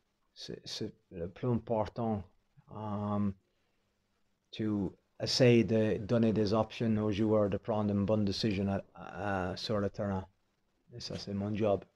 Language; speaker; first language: French; non-native, fluent; English